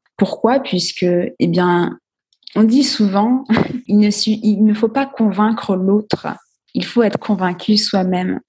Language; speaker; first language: French; native; French